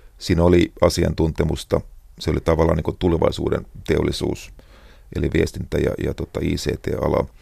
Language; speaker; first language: Finnish; non-native, local second language; Swedish